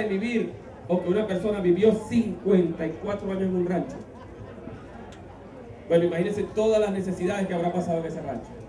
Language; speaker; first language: Spanish; native; Spanish